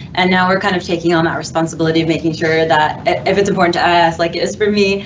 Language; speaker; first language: English; native; English